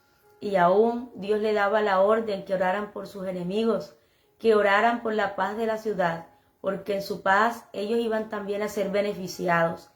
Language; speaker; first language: Spanish; native; Spanish